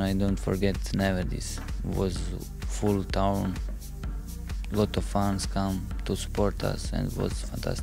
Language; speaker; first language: English; non-native, learner; Bosnian